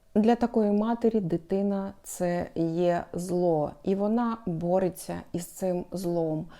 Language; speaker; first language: Ukrainian; non-native, local second language; Russian